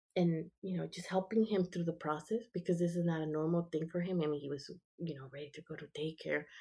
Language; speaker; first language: English; early bilingual, other home language; Spanish